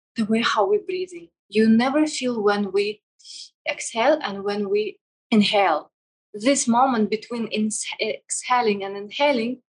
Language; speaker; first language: English; non-native, fluent; Kazakh